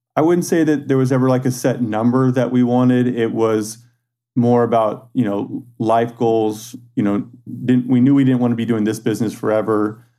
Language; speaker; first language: English; native; English